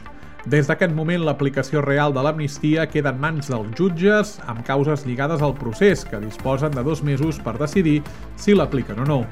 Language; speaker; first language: Catalan; native; Catalan